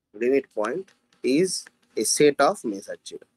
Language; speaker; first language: English; non-native, local second language; Bangla